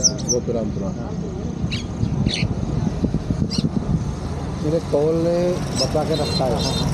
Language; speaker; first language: Hindi; non-native, learner; Malayalam